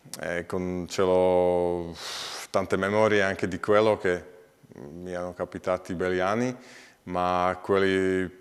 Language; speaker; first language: Italian; non-native, learner; Slovak